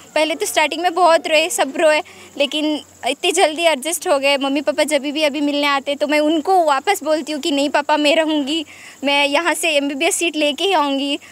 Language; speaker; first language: Hindi; non-native, local second language; Kannada